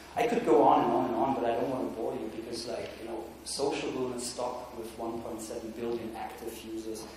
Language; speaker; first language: English; non-native, fluent; German